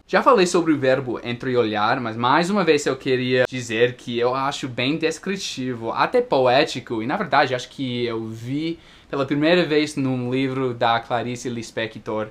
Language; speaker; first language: Portuguese; non-native, fluent; English